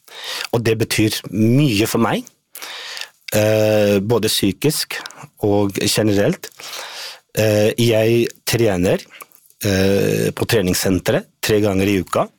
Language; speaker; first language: Norwegian; non-native, fluent; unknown